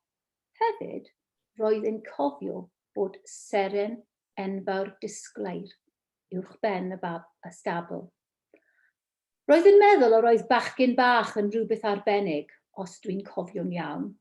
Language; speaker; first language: Welsh; non-native, local second language; English